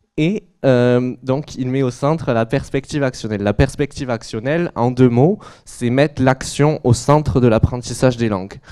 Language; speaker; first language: French; native; French